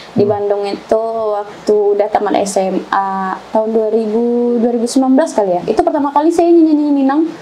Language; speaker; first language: Indonesian; native; Indonesian